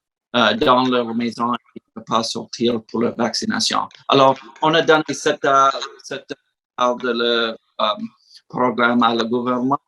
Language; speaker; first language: French; non-native, learner; English